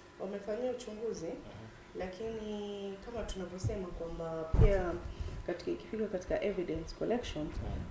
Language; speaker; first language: Swahili; native; Swahili